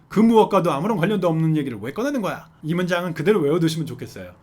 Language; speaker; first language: Korean; native; Korean